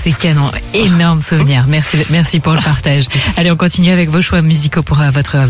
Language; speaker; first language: French; native; French